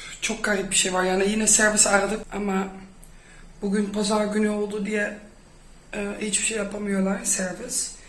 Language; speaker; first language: Turkish; non-native, fluent; Dutch